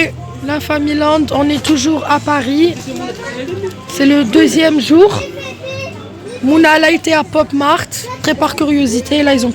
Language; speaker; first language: French; native; French